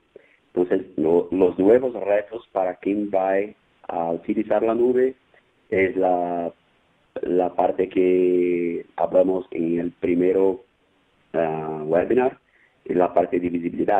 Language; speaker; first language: Spanish; non-native, fluent; Portuguese